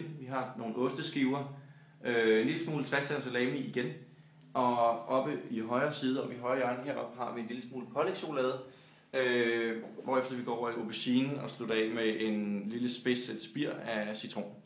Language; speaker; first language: Danish; native; Danish